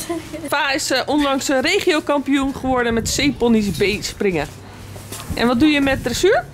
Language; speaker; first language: Dutch; native; Dutch